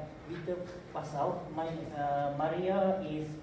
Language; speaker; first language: German; non-native, learner; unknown